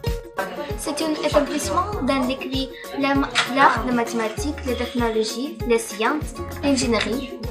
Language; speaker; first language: French; non-native, learner; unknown